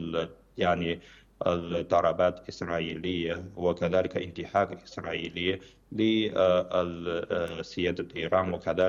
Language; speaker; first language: Arabic; non-native, fluent; Chinese